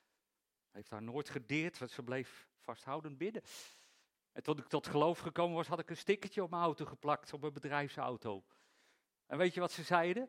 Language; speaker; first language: Dutch; native; Dutch